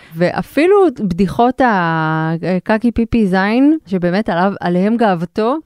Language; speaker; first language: Hebrew; native; Hebrew